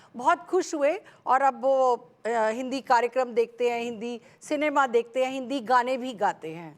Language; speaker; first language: Hindi; native; Hindi